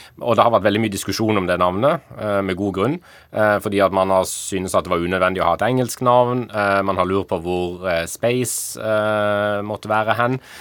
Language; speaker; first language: Norwegian; native; Norwegian